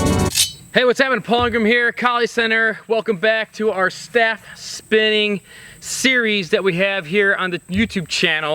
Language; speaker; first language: English; native; English